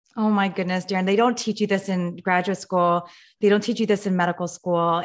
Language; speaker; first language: English; native; English